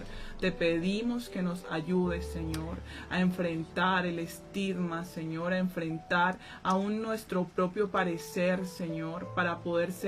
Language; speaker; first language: Spanish; native; Spanish